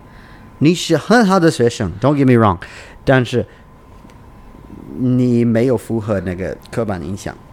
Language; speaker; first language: Chinese; non-native, learner; English